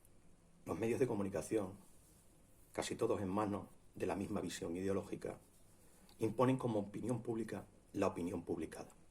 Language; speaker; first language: Spanish; native; Spanish